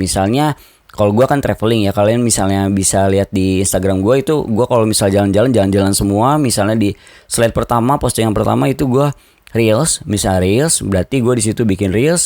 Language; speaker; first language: Indonesian; native; Indonesian